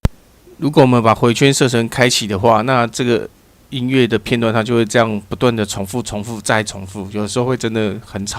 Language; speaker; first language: Chinese; native; Chinese